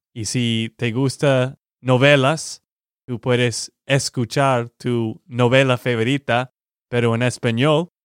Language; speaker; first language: Spanish; non-native, learner; English